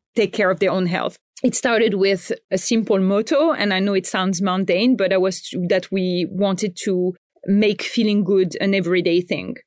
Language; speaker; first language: English; non-native, fluent; French